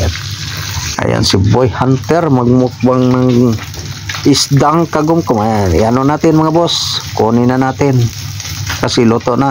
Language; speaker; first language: Filipino; non-native, local second language; Cebuano